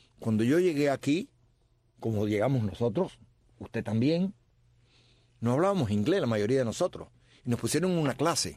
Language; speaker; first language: Spanish; native; Spanish